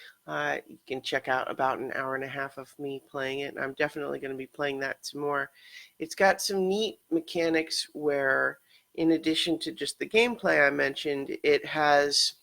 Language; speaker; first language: English; native; English